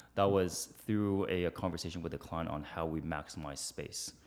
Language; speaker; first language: English; early bilingual, other home language; Chinese